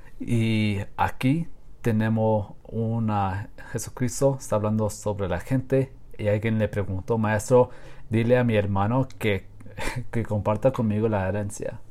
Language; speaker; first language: Spanish; non-native, learner; English